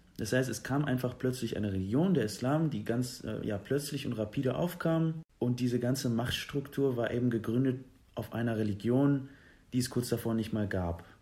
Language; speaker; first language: German; early bilingual, other home language; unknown